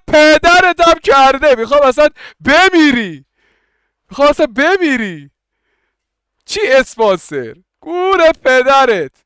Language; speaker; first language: Persian; native; Persian